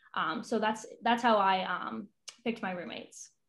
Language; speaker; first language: English; native; English